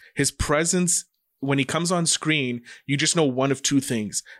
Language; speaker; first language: English; native; English